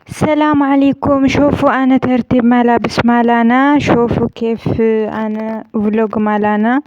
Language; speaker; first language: Arabic; non-native, learner; Amharic